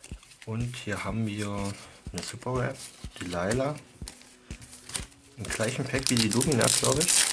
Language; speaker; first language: German; native; German